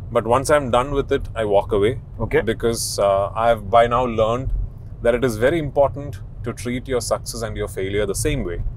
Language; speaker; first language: English; non-native, local second language; Malayalam